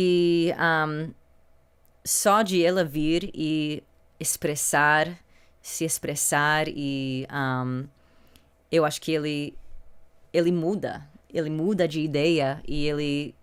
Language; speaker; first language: Portuguese; non-native, fluent; English